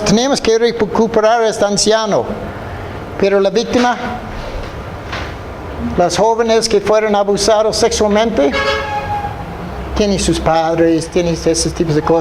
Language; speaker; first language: Spanish; non-native, fluent; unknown